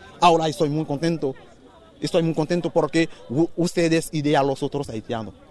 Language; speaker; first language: Portuguese; non-native, learner; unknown